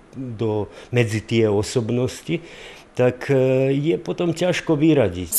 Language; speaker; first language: Slovak; native; Slovak